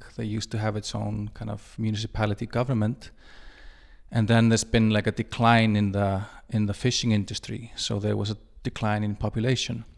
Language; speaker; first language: English; non-native, fluent; Icelandic